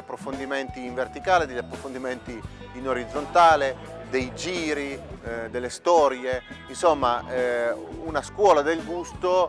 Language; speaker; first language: Italian; native; Italian